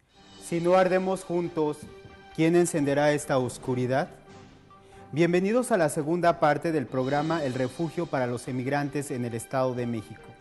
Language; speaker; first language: Spanish; native; Spanish